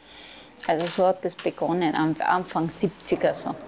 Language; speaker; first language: German; early bilingual, other home language; Turkish